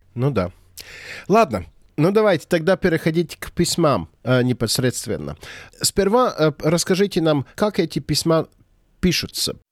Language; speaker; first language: Russian; non-native, fluent; Latvian